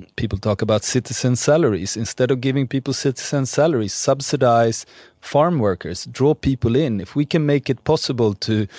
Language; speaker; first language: English; non-native, fluent; Swedish